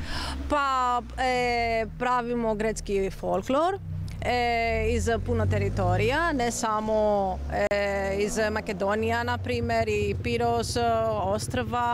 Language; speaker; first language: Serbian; non-native, learner; Greek